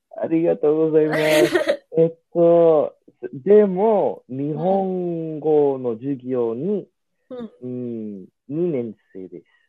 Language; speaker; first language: Japanese; non-native, learner; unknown